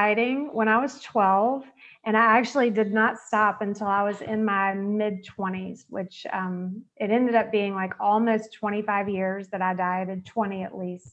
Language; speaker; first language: English; native; English